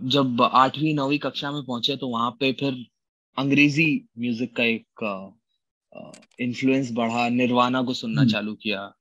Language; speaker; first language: Hindi; native; Hindi